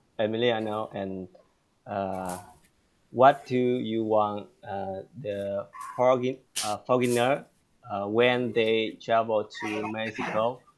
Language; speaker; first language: English; non-native, learner; Vietnamese